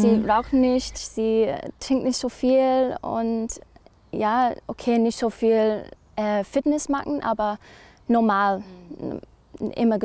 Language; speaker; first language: German; non-native, learner; English